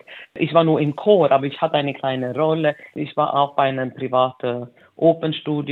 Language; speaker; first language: German; non-native, fluent; Swedish